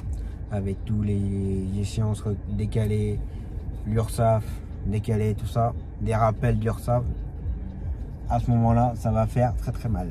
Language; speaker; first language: French; native; French